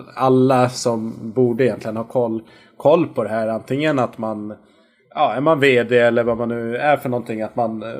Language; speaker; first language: Swedish; native; Swedish